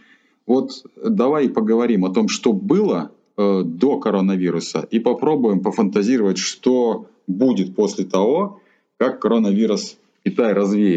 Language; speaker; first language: Russian; native; Russian